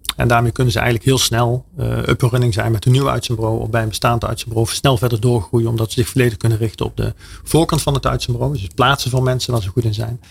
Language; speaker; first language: Dutch; native; Dutch